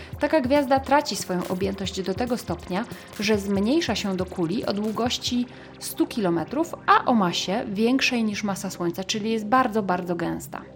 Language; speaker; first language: Polish; native; Polish